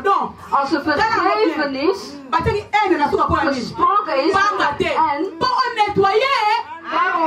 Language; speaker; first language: Dutch; non-native, fluent; Lingala